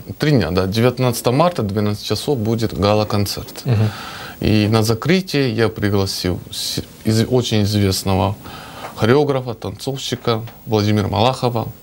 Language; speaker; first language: Russian; non-native, fluent; Japanese